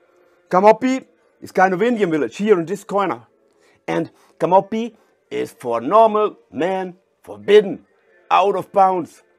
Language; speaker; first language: English; non-native, fluent; German